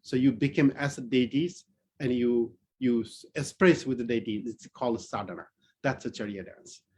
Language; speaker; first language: English; non-native, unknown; Newari